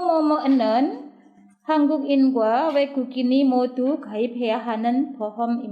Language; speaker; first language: Korean; non-native, fluent; Indonesian